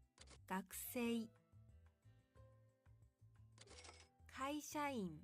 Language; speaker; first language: Japanese; non-native, learner; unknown